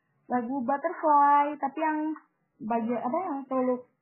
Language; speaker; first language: Indonesian; native; Indonesian